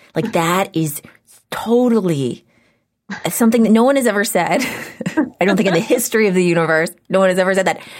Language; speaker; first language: English; native; English